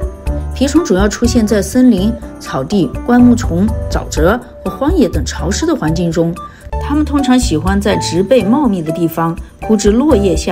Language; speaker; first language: Chinese; native; Chinese